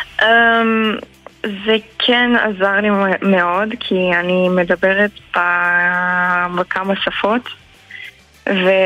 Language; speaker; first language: Hebrew; early bilingual, heritage; Hebrew